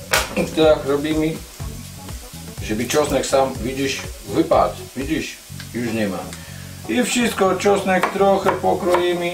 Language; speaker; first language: Polish; non-native, learner; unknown